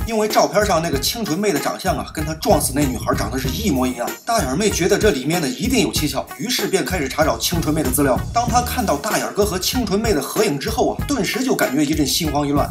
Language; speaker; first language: Chinese; native; Chinese